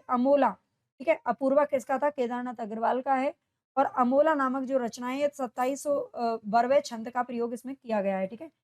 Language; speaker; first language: Hindi; native; Hindi